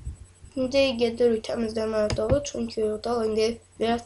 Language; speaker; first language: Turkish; non-native, learner; Azerbaijani